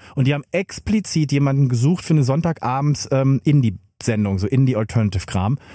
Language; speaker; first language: German; native; German